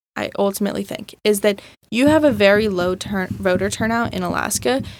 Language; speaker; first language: English; native; English